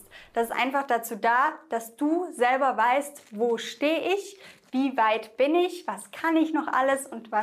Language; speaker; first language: German; native; German